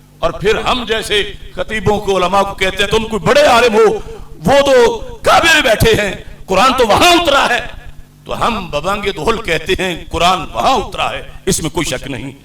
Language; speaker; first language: Urdu; non-native, local second language; Punjabi